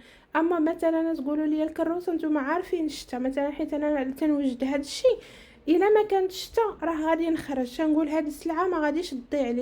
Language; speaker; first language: Arabic; native; Arabic